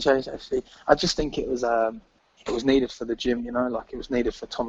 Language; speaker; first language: English; native; English